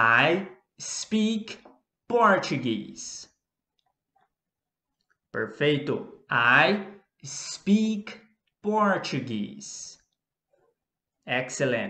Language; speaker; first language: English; non-native, fluent; Portuguese